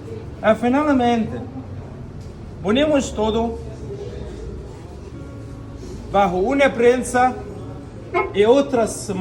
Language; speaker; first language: Portuguese; non-native, learner; Arabic